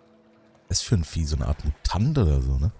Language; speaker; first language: German; native; German